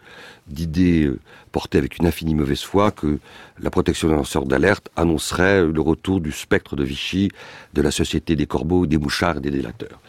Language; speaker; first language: French; native; French